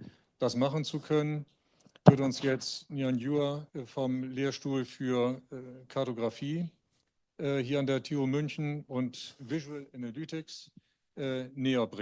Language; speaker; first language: German; native; German